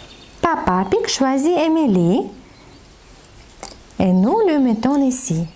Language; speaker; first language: French; non-native, learner; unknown